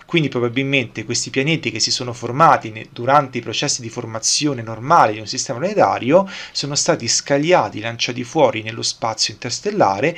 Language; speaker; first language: Italian; native; Italian